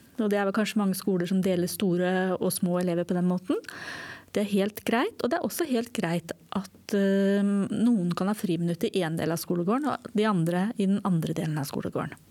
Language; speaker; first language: Norwegian; native; Norwegian